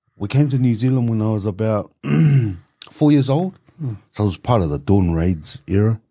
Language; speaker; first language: English; native; English